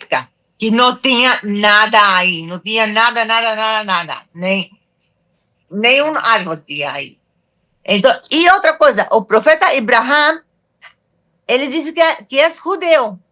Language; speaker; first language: Portuguese; non-native, fluent; Arabic